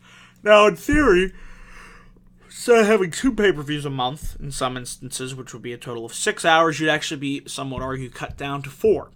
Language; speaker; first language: English; native; English